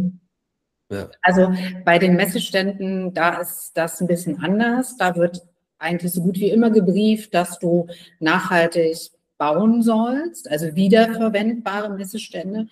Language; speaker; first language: German; native; German